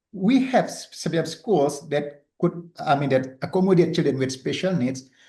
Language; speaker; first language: English; non-native, learner; Indonesian